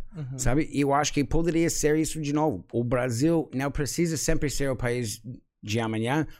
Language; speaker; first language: Portuguese; non-native, fluent; English